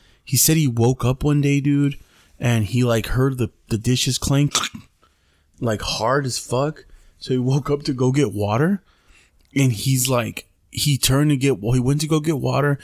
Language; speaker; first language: English; early bilingual, other home language; Spanish